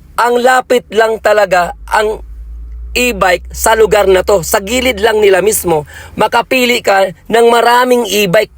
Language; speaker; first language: Filipino; native; Filipino